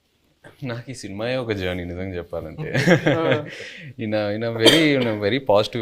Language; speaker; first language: Telugu; native; Telugu